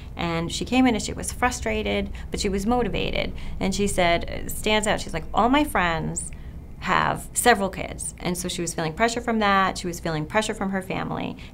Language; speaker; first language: English; native; English